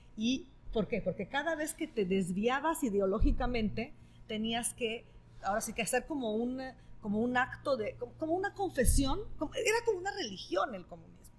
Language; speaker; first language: Spanish; non-native, fluent; Italian